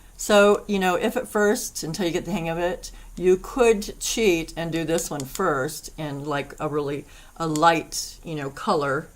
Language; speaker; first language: English; native; English